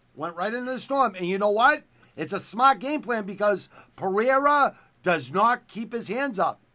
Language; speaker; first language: English; native; English